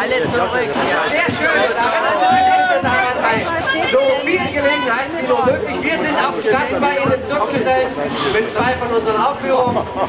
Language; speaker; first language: German; native; German